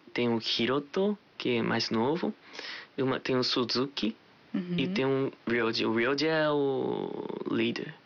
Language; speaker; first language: Portuguese; early bilingual, heritage; Japanese